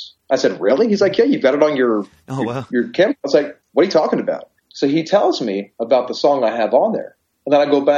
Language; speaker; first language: English; native; English